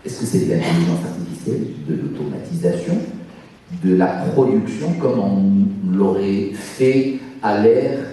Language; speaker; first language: French; non-native, local second language; Arabic